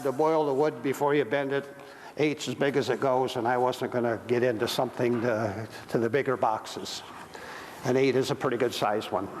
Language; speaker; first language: English; native; English